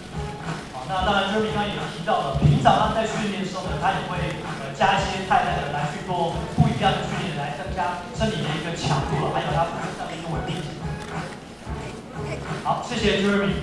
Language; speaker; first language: Chinese; native; Chinese